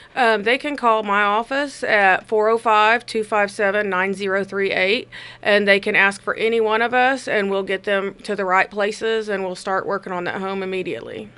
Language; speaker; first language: English; native; English